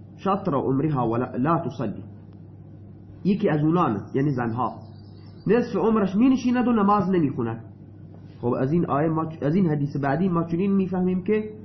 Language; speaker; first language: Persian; non-native, local second language; Baluchi